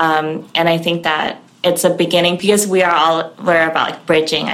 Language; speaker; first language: English; non-native, local second language; Cantonese